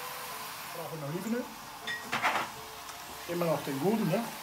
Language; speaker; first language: German; non-native, fluent; Italian